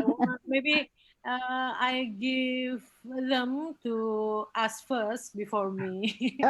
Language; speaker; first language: English; non-native, learner; Indonesian